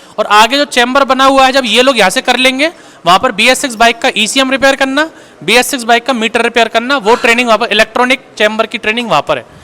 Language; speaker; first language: Hindi; native; Hindi